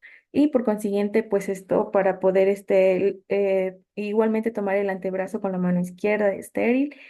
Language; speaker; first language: Spanish; native; Spanish